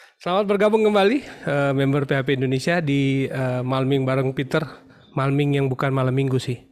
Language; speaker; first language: Indonesian; native; Indonesian